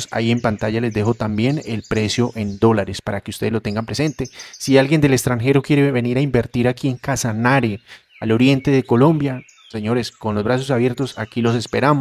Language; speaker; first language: Spanish; native; Spanish